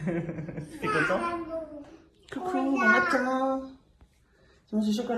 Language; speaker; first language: French; native; French